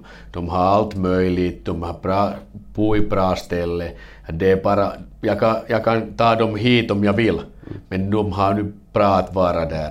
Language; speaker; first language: Swedish; non-native, learner; Finnish